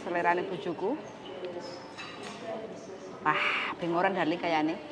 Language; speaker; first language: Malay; non-native, local second language; Javanese